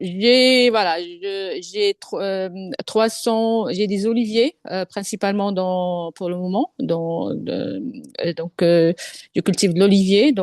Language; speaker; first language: French; non-native, local second language; Arabic